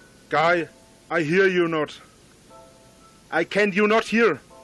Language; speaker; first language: English; non-native, learner; German